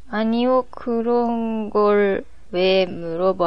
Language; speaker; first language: Korean; non-native, learner; Japanese